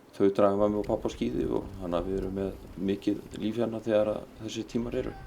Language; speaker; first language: Icelandic; native; Icelandic